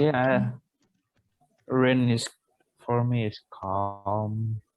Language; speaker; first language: English; non-native, learner; Indonesian